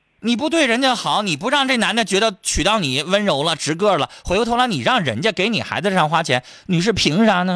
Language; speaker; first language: Chinese; native; Chinese